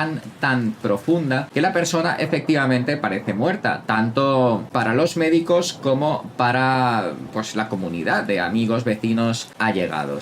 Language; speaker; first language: Spanish; native; Spanish